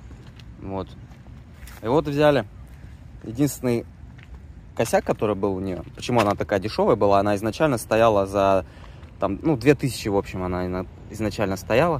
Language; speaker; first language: Russian; native; Russian